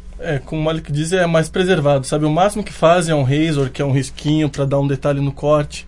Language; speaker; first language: Portuguese; native; Portuguese